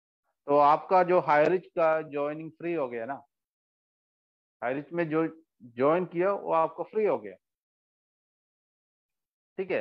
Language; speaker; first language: Hindi; non-native, local second language; Malayalam